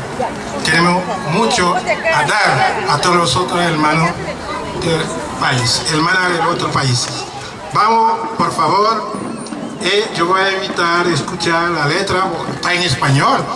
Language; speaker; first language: Spanish; non-native, learner; French